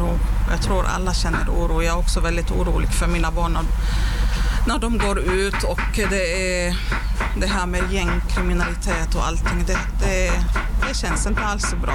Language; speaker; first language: Swedish; non-native, fluent; Arabic